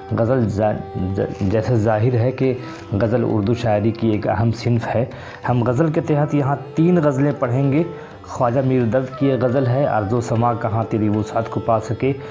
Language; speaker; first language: Urdu; native; Urdu